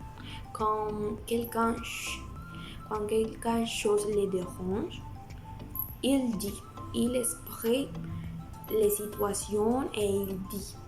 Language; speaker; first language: French; non-native, learner; Spanish